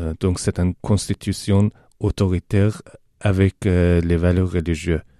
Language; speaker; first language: French; non-native, fluent; Persian